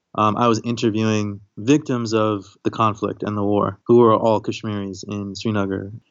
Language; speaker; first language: English; native; English